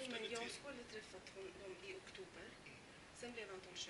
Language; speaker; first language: Swedish; non-native, fluent; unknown